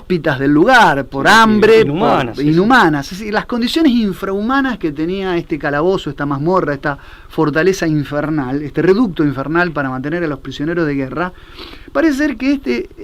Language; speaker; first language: Spanish; native; Spanish